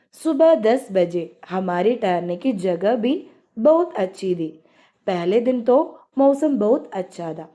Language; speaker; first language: Hindi; non-native, local second language; Malayalam